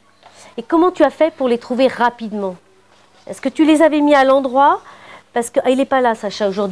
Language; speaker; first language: French; native; French